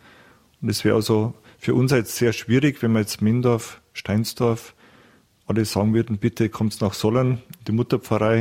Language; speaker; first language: German; native; German